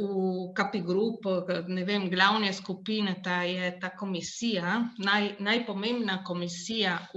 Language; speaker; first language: Slovenian; non-native, local second language; Italian